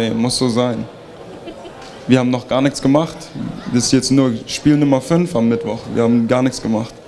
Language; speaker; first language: German; early bilingual, heritage; German